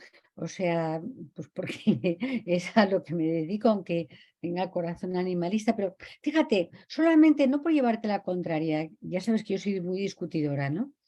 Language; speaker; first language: Spanish; native; Spanish